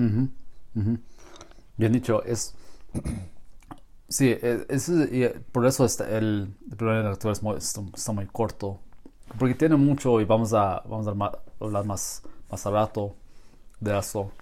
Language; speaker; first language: Spanish; non-native, learner; English